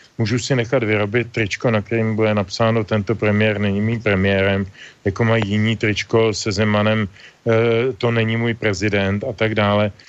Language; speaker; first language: Czech; native; Czech